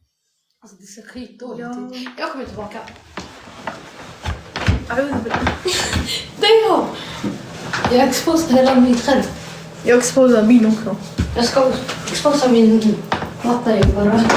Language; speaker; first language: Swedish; early bilingual, other home language; Somali